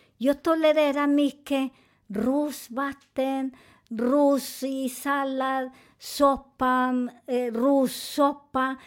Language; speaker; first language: Swedish; non-native, fluent; Spanish